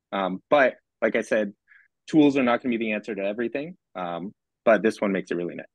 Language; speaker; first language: English; native; English